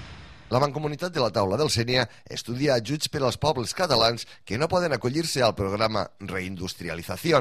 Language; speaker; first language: Catalan; native; Catalan